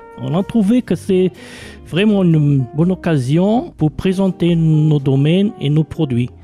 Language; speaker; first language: French; non-native, local second language; Luxembourgish